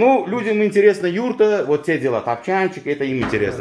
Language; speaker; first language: Russian; native; Russian